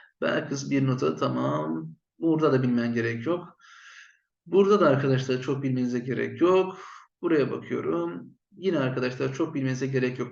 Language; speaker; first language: Turkish; native; Turkish